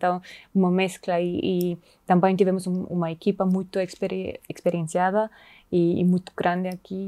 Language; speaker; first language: Portuguese; non-native, fluent; German